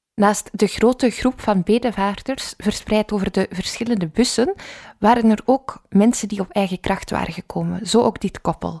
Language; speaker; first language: Dutch; native; Dutch